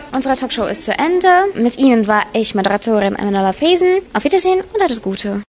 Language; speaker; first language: German; non-native, fluent; Russian